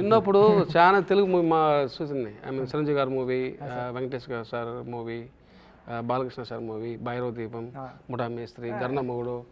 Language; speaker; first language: Telugu; non-native, learner; Tamil